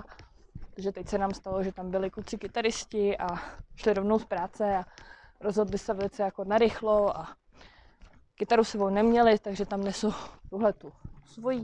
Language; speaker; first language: Czech; native; Czech